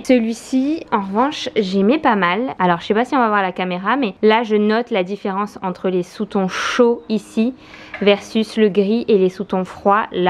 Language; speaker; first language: French; native; French